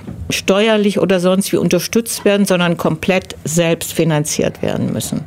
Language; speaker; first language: German; native; German